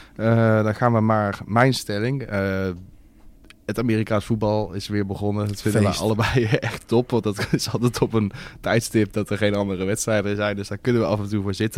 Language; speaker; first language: Dutch; native; Dutch